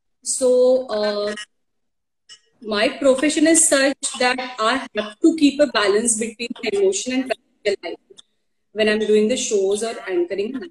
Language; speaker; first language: English; non-native, local second language; Marathi